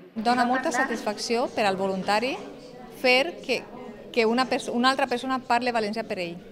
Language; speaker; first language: Catalan; non-native, fluent; Romanian